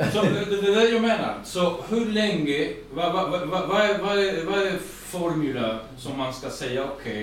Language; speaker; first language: Swedish; non-native, fluent; English